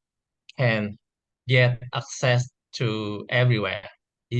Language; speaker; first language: English; non-native, learner; Vietnamese